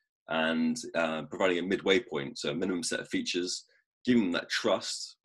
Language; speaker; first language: English; native; English